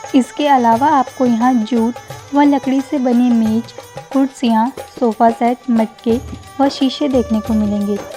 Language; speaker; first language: Hindi; native; Hindi